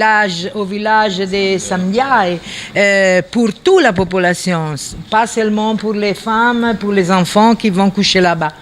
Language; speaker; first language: French; non-native, fluent; Italian